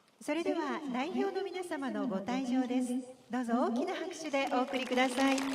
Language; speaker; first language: Japanese; native; Japanese